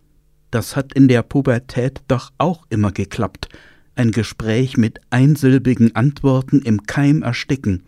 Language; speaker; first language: German; native; German